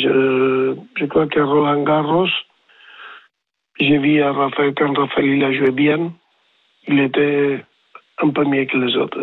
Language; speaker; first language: French; non-native, learner; Spanish